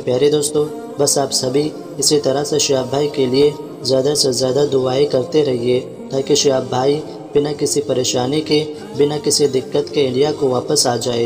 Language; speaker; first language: Hindi; native; Hindi